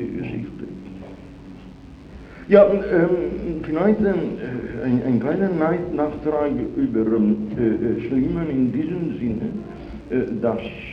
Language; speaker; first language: German; non-native, fluent; Italian